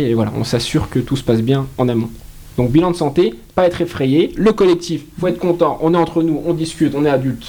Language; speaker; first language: French; native; French